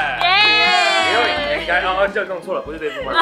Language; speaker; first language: Chinese; native; Chinese